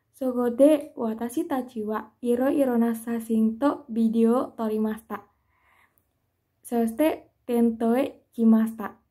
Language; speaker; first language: Japanese; non-native, learner; Indonesian